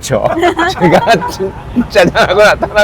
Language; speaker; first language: Korean; native; Korean